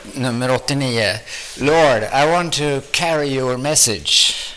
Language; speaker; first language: Swedish; native; Swedish